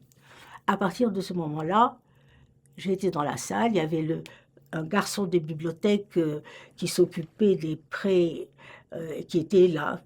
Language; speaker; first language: French; native; French